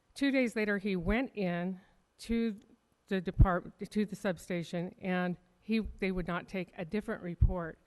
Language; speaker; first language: English; native; English